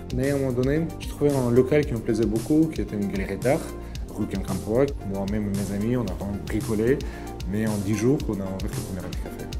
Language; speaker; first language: French; non-native, fluent; Ukrainian